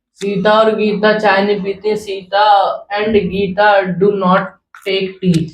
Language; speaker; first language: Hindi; native; Hindi